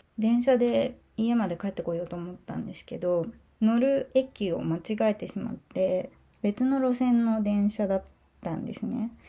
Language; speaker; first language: Japanese; native; Japanese